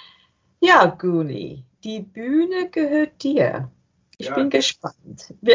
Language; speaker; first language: German; non-native, learner; English